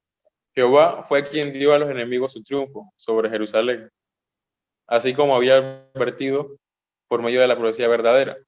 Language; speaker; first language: Spanish; native; Spanish